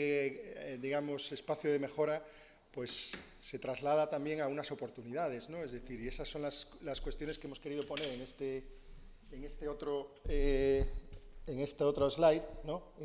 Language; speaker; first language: Spanish; native; Spanish